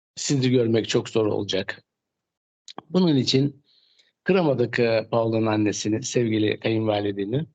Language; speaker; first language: Turkish; native; Turkish